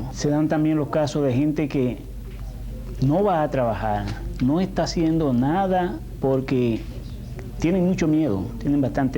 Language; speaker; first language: Spanish; non-native, fluent; English